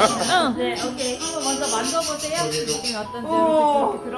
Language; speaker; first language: Korean; native; Korean